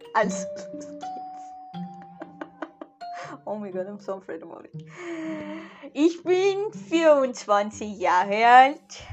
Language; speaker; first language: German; non-native, learner; Portuguese